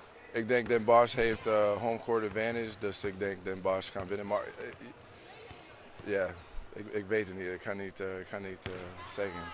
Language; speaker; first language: Dutch; non-native, learner; English